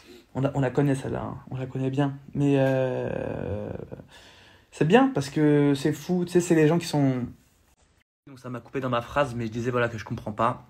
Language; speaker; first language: French; native; French